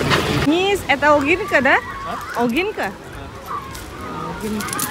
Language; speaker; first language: Russian; non-native, learner; Indonesian